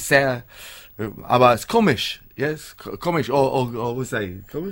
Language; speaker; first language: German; non-native, learner; English